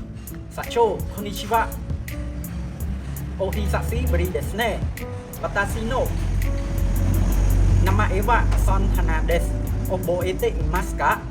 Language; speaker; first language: Japanese; non-native, learner; Khmer